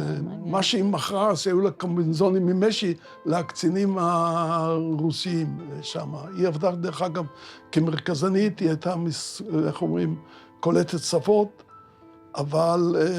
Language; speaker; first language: Hebrew; early bilingual, other home language; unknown